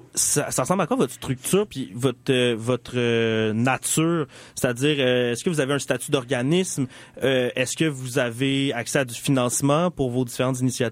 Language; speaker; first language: French; native; French